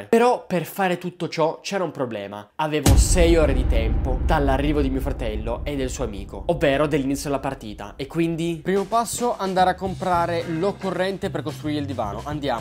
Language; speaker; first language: Italian; native; Italian